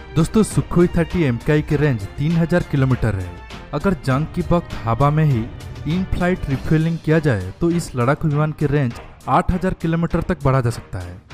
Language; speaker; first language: Hindi; native; Hindi